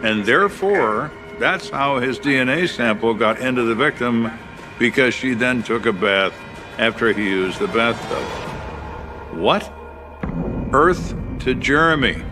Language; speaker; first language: English; native; English